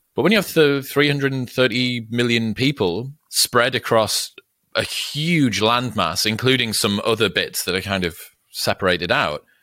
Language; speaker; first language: English; native; English